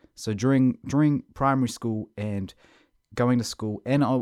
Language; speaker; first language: English; native; English